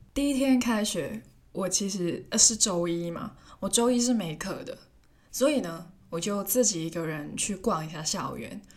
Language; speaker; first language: Chinese; non-native, local second language; Cantonese